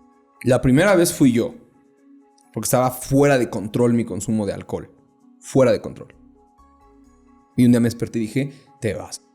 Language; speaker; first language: Spanish; native; Spanish